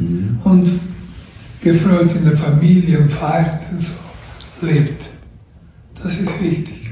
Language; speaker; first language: German; non-native, learner; Croatian